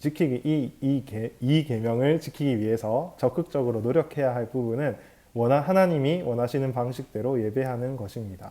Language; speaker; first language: Korean; native; Korean